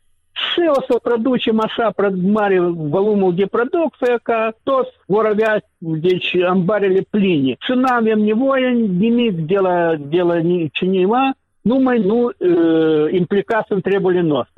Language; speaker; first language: Romanian; non-native, local second language; Russian